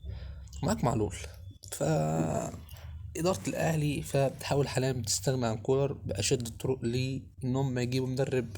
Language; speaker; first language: Arabic; native; Arabic